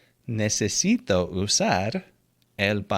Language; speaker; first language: Spanish; non-native, fluent; English